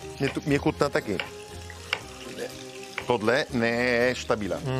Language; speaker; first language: Czech; non-native, learner; Italian